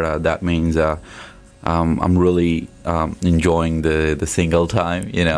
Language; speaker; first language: English; non-native, local second language; Punjabi